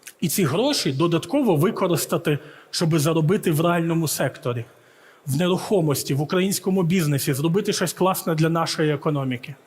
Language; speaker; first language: Ukrainian; early bilingual, heritage; Ukrainian